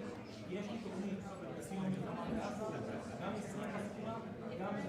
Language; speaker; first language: Hebrew; native; Hebrew